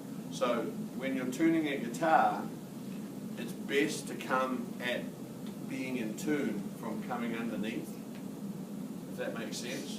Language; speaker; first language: English; native; English